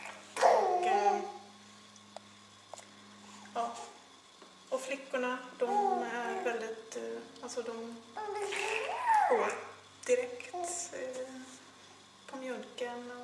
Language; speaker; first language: Swedish; non-native, fluent; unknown